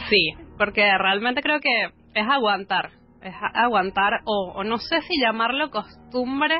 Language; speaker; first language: Spanish; native; Spanish